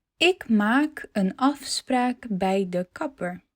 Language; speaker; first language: Dutch; non-native, fluent; Polish